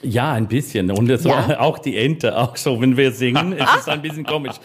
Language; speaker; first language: German; non-native, fluent; English